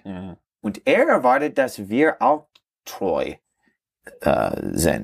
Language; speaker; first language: German; non-native, learner; English